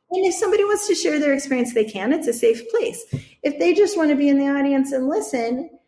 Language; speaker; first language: English; native; English